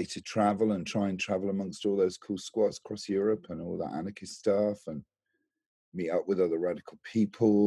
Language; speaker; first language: English; native; English